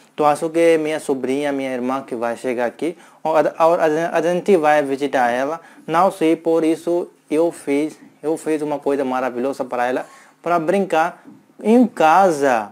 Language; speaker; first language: Portuguese; non-native, learner; Hindi